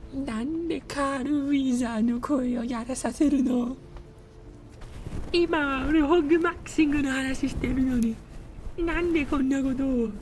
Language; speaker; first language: Japanese; non-native, learner; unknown